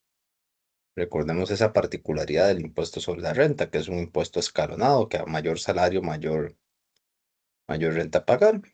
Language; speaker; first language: Spanish; native; Spanish